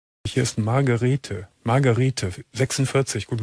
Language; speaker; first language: German; native; German